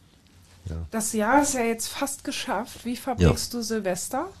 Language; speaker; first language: German; native; German